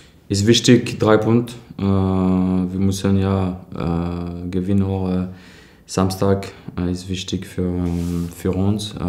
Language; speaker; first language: German; non-native, learner; French